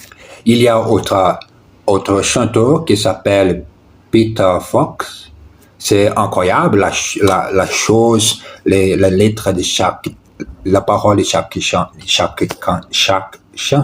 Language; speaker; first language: French; non-native, learner; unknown